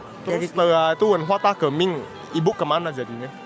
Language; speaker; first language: Indonesian; native; Indonesian